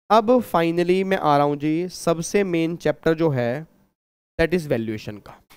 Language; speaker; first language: Hindi; native; Hindi